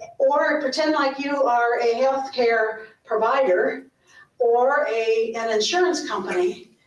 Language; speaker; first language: English; native; English